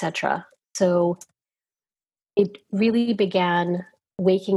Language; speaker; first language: English; native; English